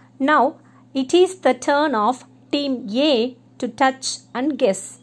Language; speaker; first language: English; non-native, local second language; Tamil